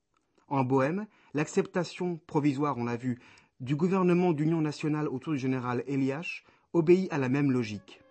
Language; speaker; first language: French; native; French